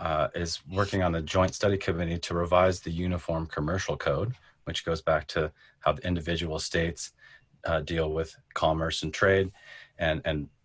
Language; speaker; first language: English; native; English